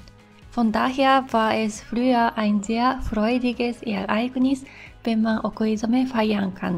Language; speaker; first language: German; non-native, fluent; Japanese